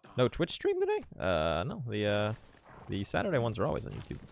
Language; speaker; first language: English; native; English